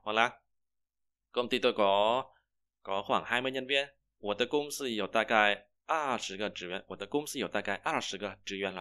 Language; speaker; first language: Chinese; non-native, fluent; Vietnamese